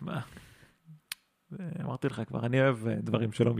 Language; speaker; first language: Hebrew; native; Hebrew